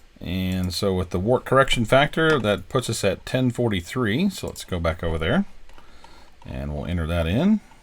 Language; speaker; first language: English; native; English